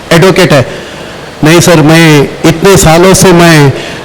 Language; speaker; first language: Hindi; non-native, local second language; Marathi